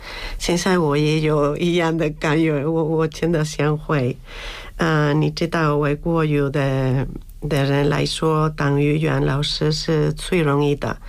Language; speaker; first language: Chinese; non-native, fluent; Spanish